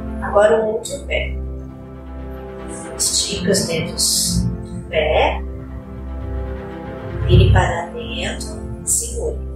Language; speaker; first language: Portuguese; native; Portuguese